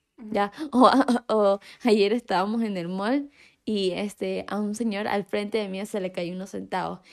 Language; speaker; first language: Spanish; native; Spanish